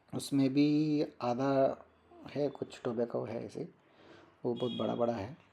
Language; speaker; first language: Hindi; non-native, local second language; Telugu